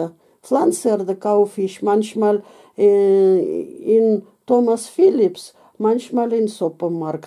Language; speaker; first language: German; non-native, fluent; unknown